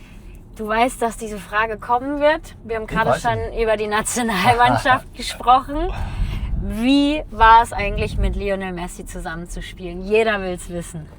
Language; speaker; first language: German; native; German